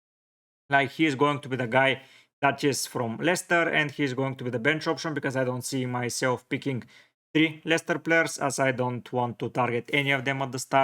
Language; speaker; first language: English; non-native, fluent; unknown